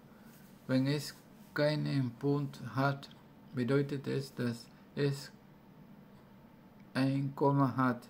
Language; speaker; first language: German; non-native, learner; Spanish